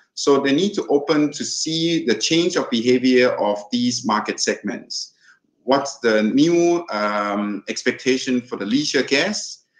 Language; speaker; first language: English; non-native, fluent; Thai